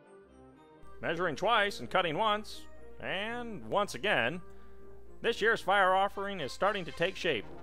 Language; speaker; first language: English; native; English